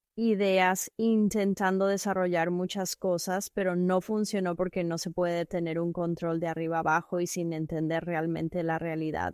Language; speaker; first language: Spanish; non-native, fluent; Chinese